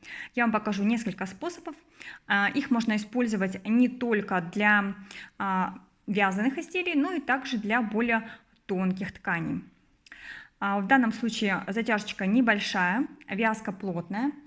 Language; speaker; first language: Russian; native; Russian